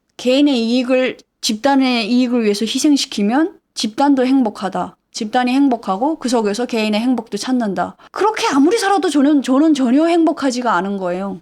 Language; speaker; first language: Korean; native; Korean